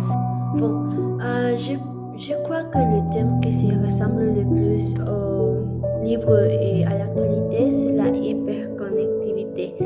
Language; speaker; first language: French; non-native, learner; Spanish